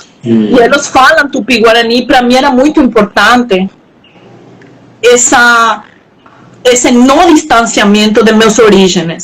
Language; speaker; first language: Portuguese; non-native, local second language; Spanish